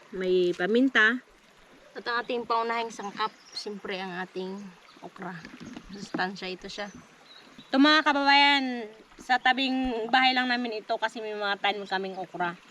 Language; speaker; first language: Filipino; native; Filipino